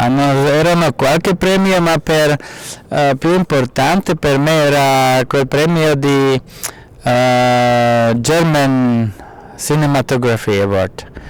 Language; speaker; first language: Italian; non-native, fluent; German